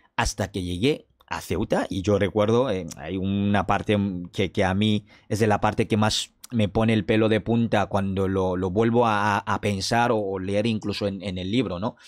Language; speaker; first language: Spanish; non-native, fluent; French